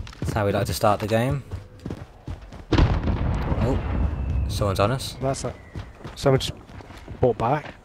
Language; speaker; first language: English; native; English